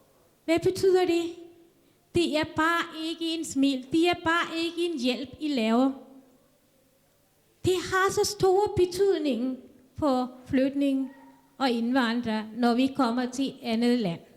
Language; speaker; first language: Danish; non-native, fluent; Tamil